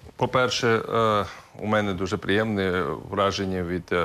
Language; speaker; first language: Ukrainian; non-native, local second language; Russian